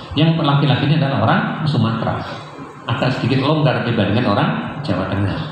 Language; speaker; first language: Indonesian; native; Indonesian